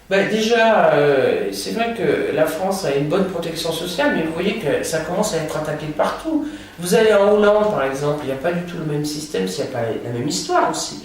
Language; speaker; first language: French; native; French